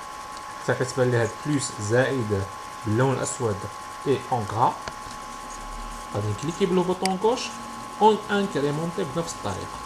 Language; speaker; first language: Arabic; native; Arabic